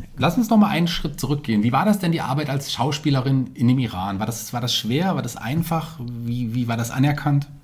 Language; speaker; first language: German; native; German